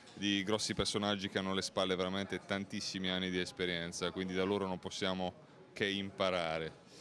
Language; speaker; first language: Italian; native; Italian